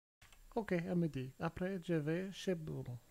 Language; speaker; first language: French; non-native, learner; English